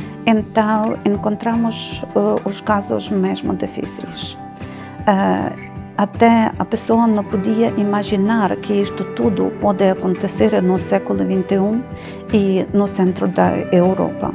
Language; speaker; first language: Portuguese; non-native, fluent; Ukrainian